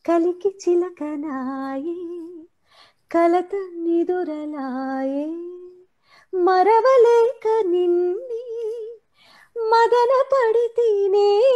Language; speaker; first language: Telugu; native; Telugu